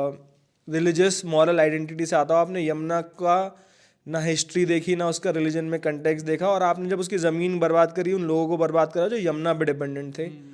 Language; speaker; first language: Hindi; native; Hindi